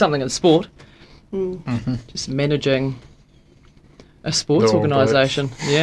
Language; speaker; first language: English; native; English